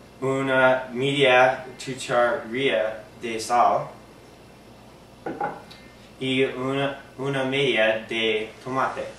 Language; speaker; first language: Spanish; non-native, learner; English